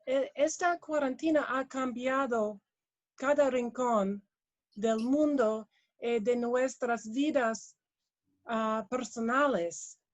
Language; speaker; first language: Spanish; non-native, learner; English